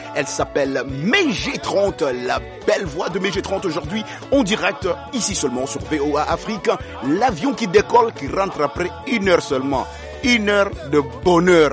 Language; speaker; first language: French; non-native, local second language; Lingala